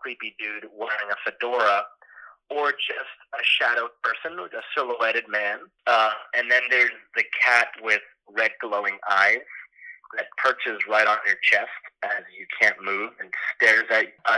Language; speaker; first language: English; native; English